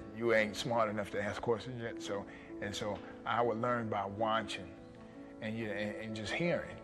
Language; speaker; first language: English; native; English